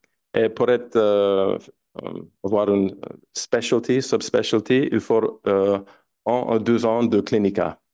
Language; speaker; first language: French; non-native, fluent; English